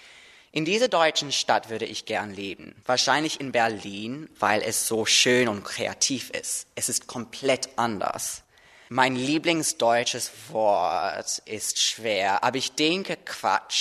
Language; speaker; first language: German; non-native, learner; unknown